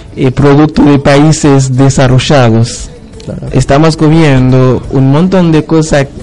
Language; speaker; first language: Spanish; non-native, learner; Haitian Creole